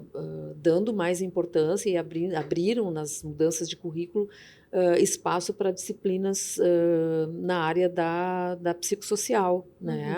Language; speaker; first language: Portuguese; native; Portuguese